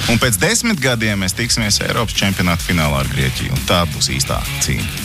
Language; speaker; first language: Latvian; native; Latvian